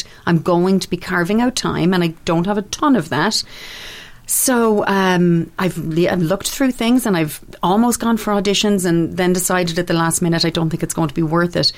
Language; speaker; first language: English; native; English